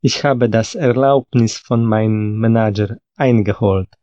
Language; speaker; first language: German; non-native, fluent; Polish